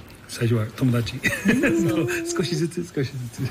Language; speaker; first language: Japanese; non-native, learner; English